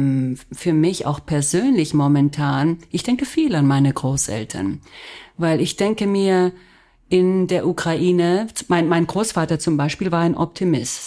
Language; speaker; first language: German; non-native, fluent; Spanish